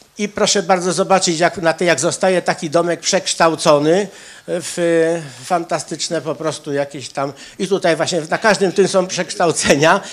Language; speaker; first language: Polish; native; Polish